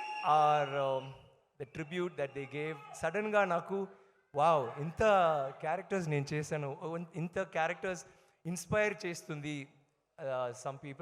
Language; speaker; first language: Telugu; non-native, learner; Tamil